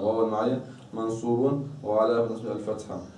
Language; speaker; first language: Arabic; non-native, learner; Chechen